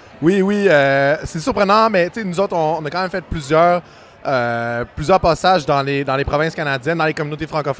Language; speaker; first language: French; native; French